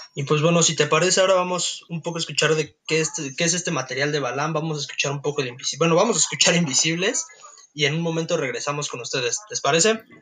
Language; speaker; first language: Spanish; native; Spanish